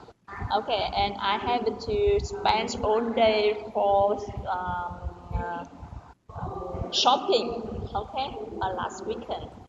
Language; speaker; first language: English; non-native, learner; Vietnamese